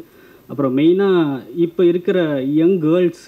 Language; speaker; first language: Tamil; native; Tamil